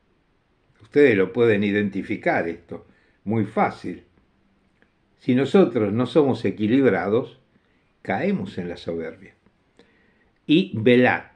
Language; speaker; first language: Spanish; non-native, fluent; Italian